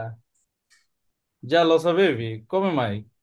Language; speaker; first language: Italian; non-native, fluent; Bangla